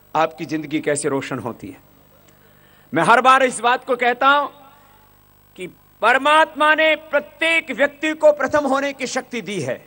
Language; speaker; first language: Hindi; native; Hindi